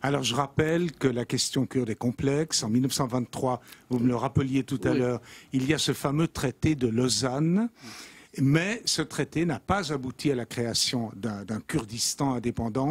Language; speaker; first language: French; native; French